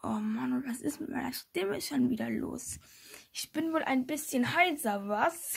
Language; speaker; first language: German; native; German